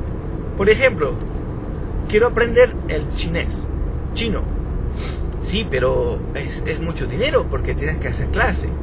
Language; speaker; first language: Spanish; non-native, fluent; French